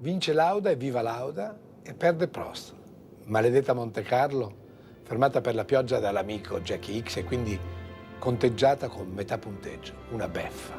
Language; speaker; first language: Italian; native; Italian